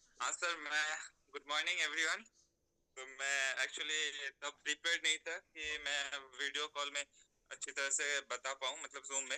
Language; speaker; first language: Hindi; non-native, local second language; Bangla